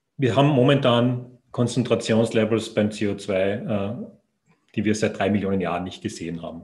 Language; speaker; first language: German; native; German